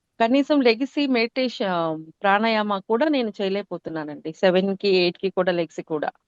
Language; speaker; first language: Telugu; native; Telugu